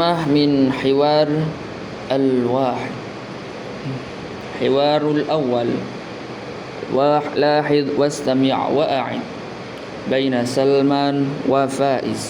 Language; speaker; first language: Arabic; non-native, learner; Indonesian